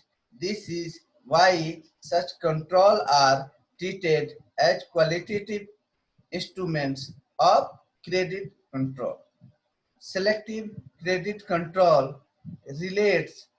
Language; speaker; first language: English; non-native, local second language; Hindi